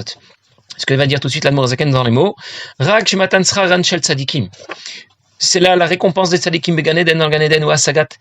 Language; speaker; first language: French; native; French